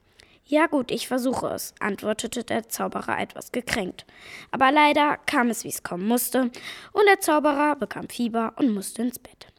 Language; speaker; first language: German; native; German